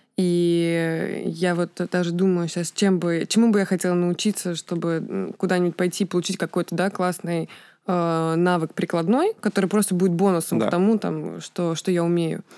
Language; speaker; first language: Russian; native; Russian